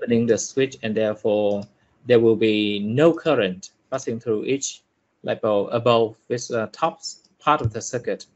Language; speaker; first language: English; non-native, fluent; Vietnamese